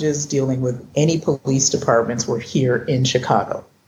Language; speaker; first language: English; native; English